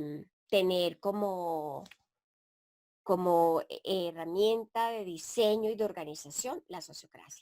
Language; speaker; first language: Spanish; native; Spanish